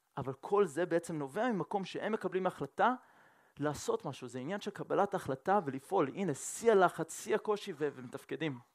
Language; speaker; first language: Hebrew; non-native, fluent; French